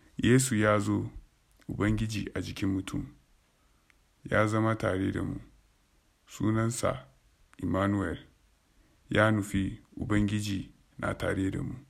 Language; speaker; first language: Hausa; non-native, local second language; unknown